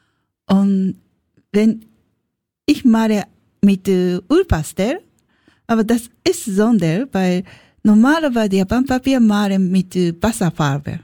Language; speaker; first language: German; non-native, learner; Japanese